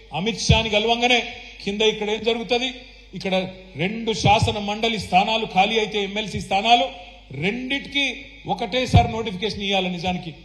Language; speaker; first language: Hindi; non-native, local second language; Telugu